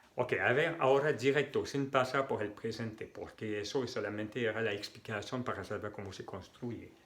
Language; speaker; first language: Spanish; non-native, fluent; French